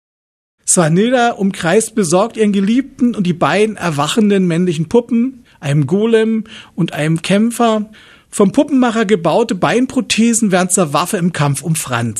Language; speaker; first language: German; native; German